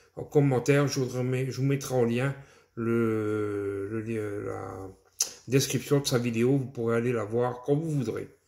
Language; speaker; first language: French; native; French